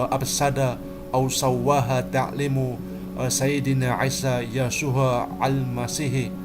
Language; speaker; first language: Arabic; non-native, learner; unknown